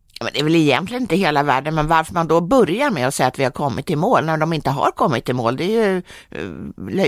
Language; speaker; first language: Swedish; native; Swedish